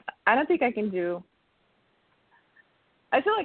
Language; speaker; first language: English; non-native, fluent; Russian